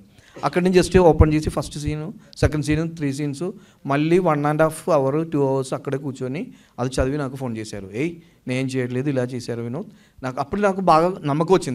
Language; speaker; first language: Telugu; non-native, learner; Malayalam